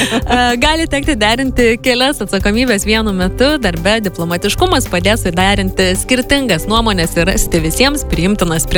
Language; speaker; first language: Lithuanian; native; Lithuanian